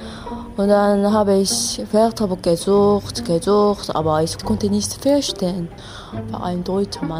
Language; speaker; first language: German; non-native, learner; Korean